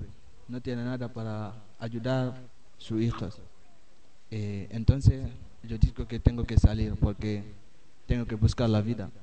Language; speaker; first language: Spanish; non-native, learner; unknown